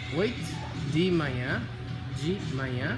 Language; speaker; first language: Portuguese; non-native, learner; English